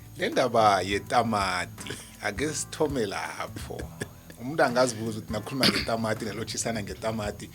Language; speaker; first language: Zulu; non-native, local second language; South Ndebele